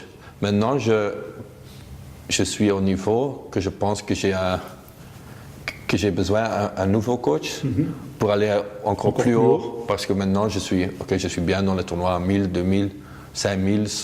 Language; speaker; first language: French; non-native, local second language; Dutch